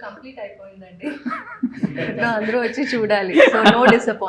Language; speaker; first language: Telugu; non-native, local second language; Tamil